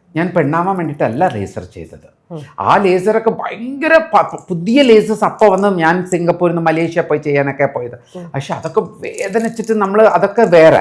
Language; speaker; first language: Malayalam; early bilingual, heritage; Malayalam